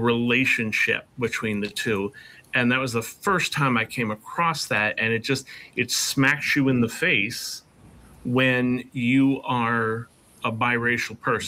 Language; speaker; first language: English; native; English